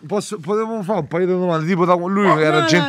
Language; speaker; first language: Italian; native; Italian